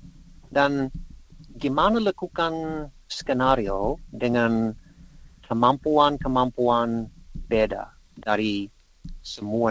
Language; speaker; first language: Indonesian; non-native, learner; English